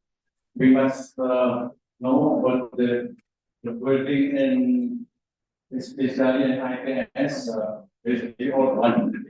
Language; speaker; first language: English; non-native, learner; Indonesian